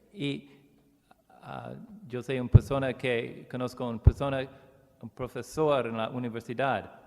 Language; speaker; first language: Spanish; non-native, learner; English